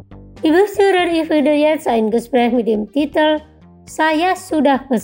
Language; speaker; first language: German; non-native, fluent; Indonesian